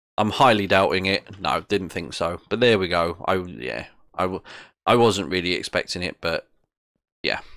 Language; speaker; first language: English; native; English